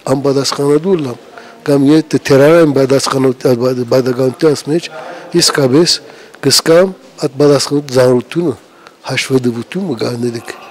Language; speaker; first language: Armenian; early bilingual, heritage; Armenian